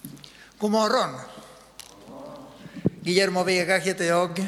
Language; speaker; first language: Swedish; non-native, fluent; Spanish